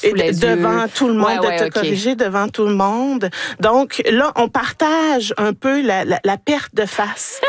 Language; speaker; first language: French; native; French